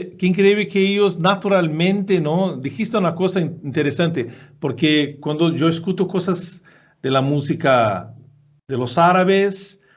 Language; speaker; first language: Spanish; non-native, fluent; Portuguese